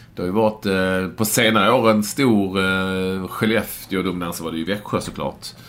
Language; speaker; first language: Swedish; native; Swedish